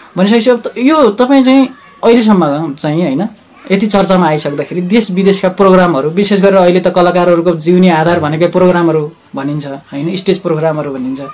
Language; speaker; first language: Nepali; native; Nepali